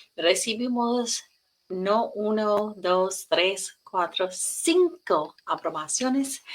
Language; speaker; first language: Spanish; non-native, learner; English